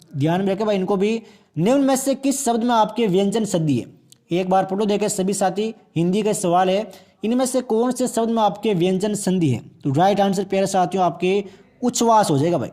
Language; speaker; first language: Hindi; native; Hindi